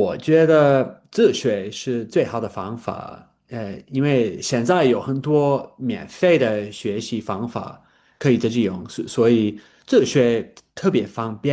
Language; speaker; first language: Chinese; non-native, learner; English